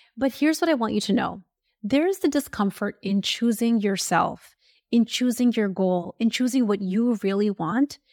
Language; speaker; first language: English; early bilingual, other home language; Hindi